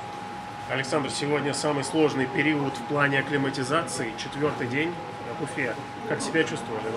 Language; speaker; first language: Russian; native; Russian